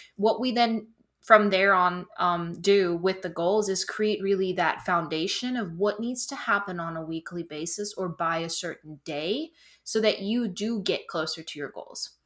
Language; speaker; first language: English; non-native, fluent; German